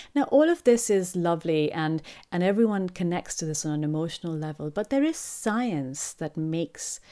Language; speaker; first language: English; non-native, local second language; Urdu